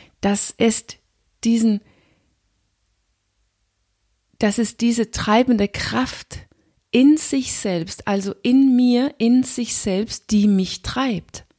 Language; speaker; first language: German; non-native, fluent; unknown